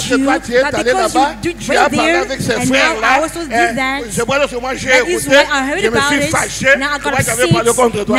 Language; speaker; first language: French; non-native, local second language; Lingala